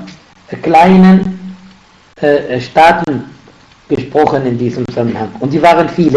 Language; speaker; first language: German; non-native, fluent; Arabic